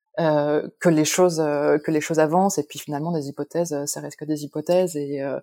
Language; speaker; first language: French; native; French